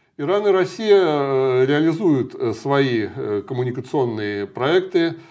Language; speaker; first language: Russian; native; Russian